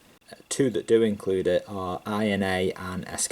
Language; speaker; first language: English; native; English